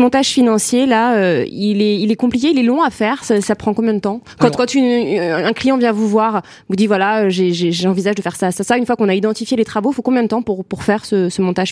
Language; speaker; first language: French; native; French